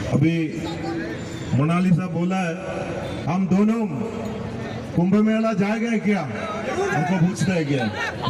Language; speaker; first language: Hindi; non-native, local second language; Malayalam